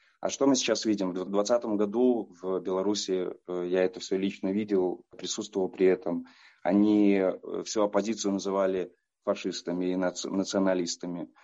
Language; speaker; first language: Russian; native; Russian